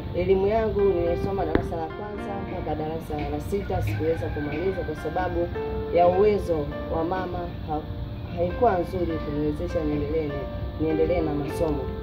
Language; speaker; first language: Swahili; non-native, local second language; Masai